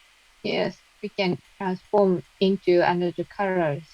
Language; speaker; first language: English; non-native, learner; Japanese